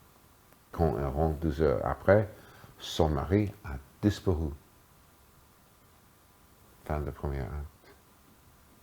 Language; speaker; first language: French; non-native, fluent; English